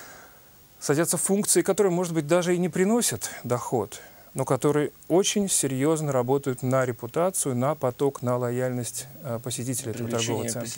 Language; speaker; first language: Russian; native; Russian